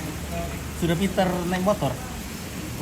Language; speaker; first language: Indonesian; native; Indonesian